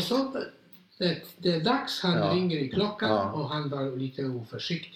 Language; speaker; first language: Swedish; non-native, fluent; Polish